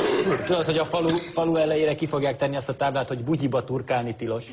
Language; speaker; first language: Hungarian; native; Hungarian